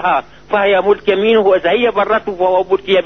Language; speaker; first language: Arabic; native; Arabic